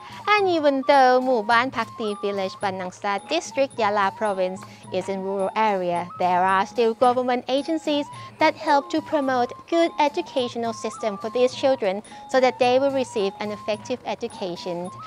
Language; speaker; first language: English; non-native, fluent; Thai